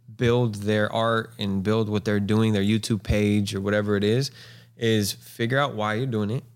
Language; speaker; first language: English; native; English